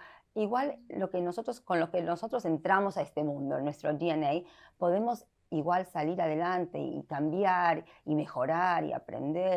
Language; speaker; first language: Spanish; early bilingual, heritage; Spanish